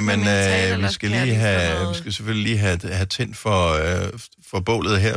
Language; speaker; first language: Danish; native; Danish